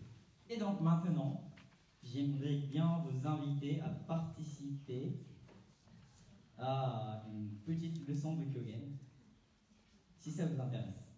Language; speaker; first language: French; non-native, fluent; Japanese